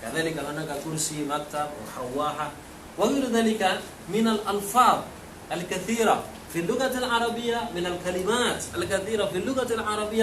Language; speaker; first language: Arabic; non-native, fluent; Indonesian